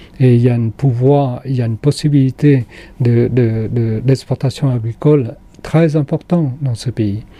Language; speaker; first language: French; non-native, fluent; Khmer